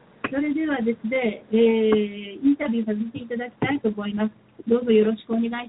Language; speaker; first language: Japanese; native; Japanese